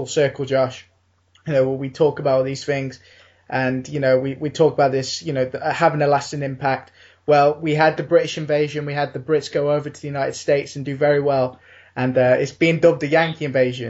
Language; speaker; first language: English; native; English